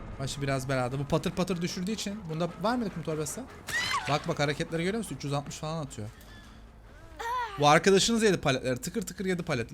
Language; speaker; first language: Turkish; native; Turkish